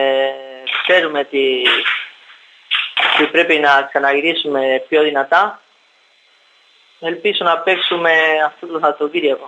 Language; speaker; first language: Greek; non-native, learner; Spanish